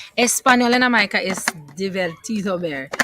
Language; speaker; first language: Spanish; non-native, fluent; English